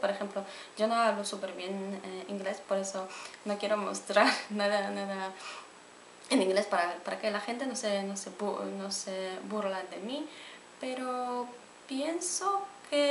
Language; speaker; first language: Spanish; non-native, fluent; Polish